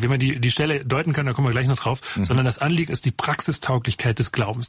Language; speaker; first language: German; native; German